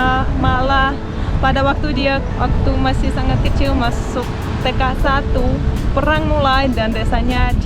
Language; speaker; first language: Indonesian; non-native, fluent; Russian